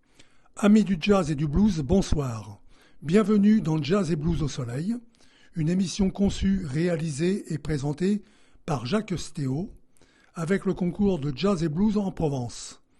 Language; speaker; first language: French; native; French